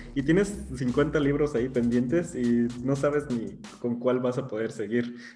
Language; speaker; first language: Spanish; early bilingual, heritage; Spanish